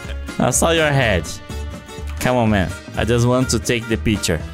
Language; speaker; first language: English; non-native, learner; Portuguese